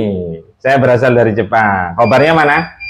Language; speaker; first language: Indonesian; native; Indonesian